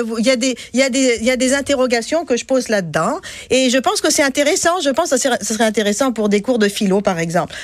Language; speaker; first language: French; non-native, local second language; Arabic